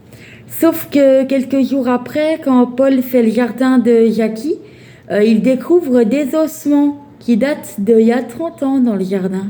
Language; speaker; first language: French; native; French